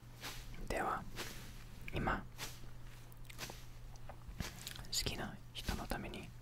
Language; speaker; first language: Japanese; non-native, learner; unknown